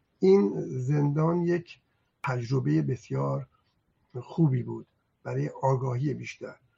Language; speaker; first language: Persian; non-native, local second language; Azerbaijani